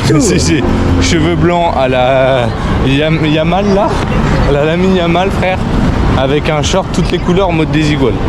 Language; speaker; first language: French; native; French